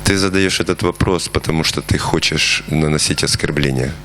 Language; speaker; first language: Russian; native; Russian